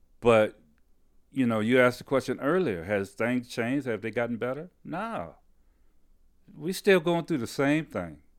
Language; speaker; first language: English; native; English